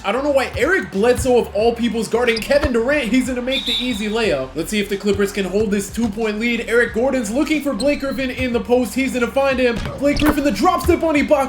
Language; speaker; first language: English; native; English